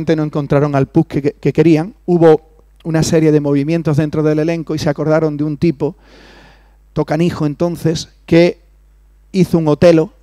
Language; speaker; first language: Spanish; native; Spanish